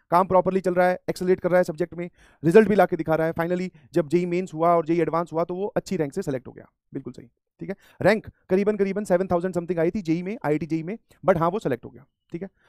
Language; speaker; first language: Hindi; native; Hindi